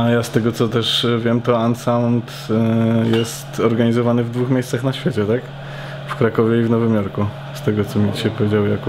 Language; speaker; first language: Polish; native; Polish